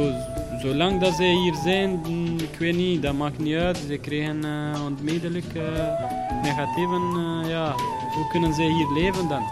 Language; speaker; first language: Dutch; non-native, learner; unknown